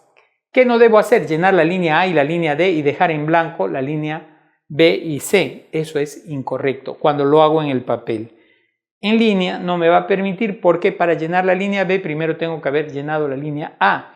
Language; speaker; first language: Spanish; native; Spanish